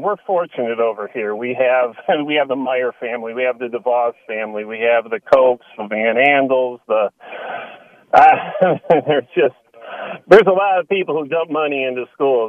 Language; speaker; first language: English; native; English